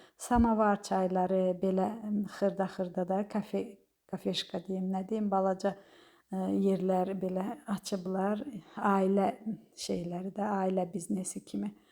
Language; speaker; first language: Azerbaijani; native; Azerbaijani